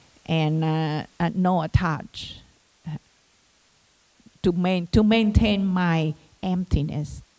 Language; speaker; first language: English; non-native, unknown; Vietnamese